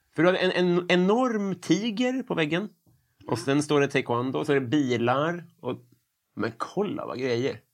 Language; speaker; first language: Swedish; native; Swedish